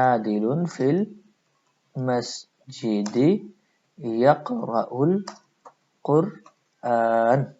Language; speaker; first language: Arabic; non-native, fluent; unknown